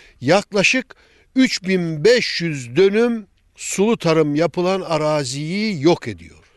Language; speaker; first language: Turkish; native; Turkish